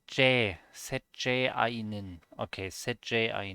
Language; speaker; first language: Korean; non-native, learner; German